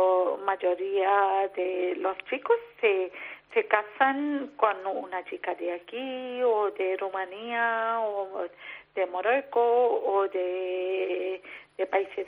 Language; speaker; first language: Spanish; non-native, learner; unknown